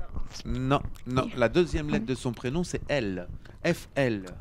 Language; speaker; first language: French; native; French